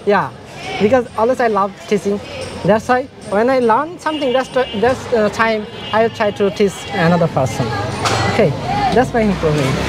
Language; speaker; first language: English; non-native, learner; Bangla